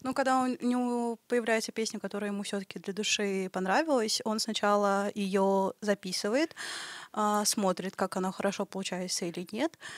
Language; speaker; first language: Russian; native; Russian